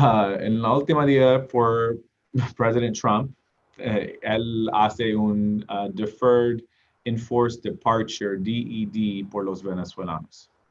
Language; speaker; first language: Spanish; non-native, learner; English